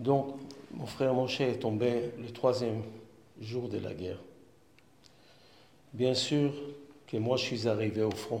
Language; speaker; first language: French; non-native, fluent; Hebrew